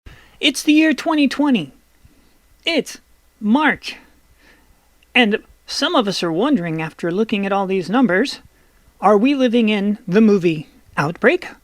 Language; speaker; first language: English; native; English